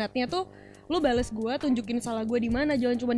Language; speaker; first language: Indonesian; native; Indonesian